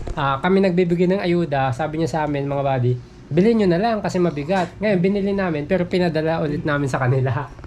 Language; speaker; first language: Filipino; native; Filipino